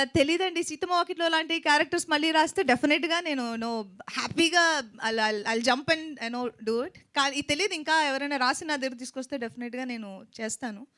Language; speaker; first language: Telugu; native; Telugu